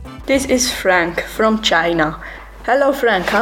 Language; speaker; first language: English; non-native, learner; Swiss German